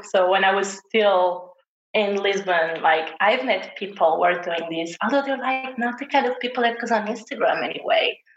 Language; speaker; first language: English; non-native, fluent; Portuguese